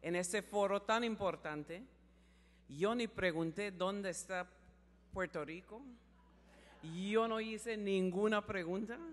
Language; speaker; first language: Spanish; non-native, learner; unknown